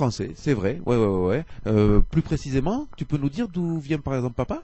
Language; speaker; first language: French; native; French